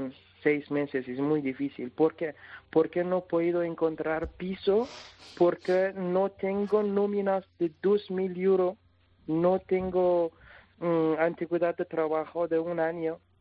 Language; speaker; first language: Spanish; non-native, learner; Persian